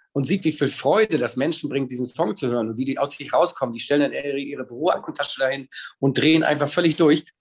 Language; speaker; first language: German; native; German